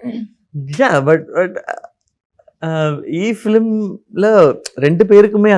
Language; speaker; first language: Telugu; non-native, learner; Tamil